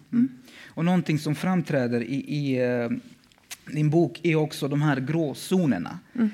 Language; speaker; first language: Swedish; early bilingual, other home language; Bosnian